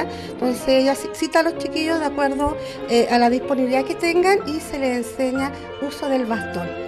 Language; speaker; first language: Spanish; native; Spanish